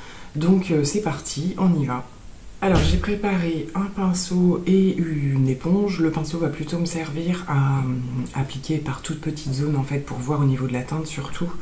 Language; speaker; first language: French; native; French